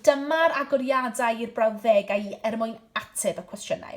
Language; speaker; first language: Welsh; non-native, local second language; English